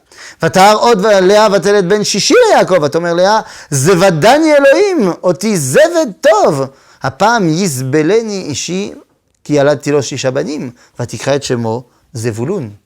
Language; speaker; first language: Hebrew; non-native, fluent; French